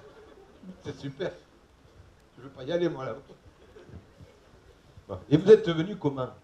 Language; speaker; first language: French; native; French